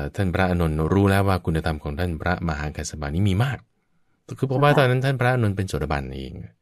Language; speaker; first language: Thai; native; Thai